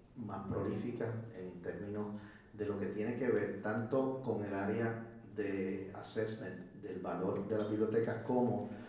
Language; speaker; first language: Spanish; native; Spanish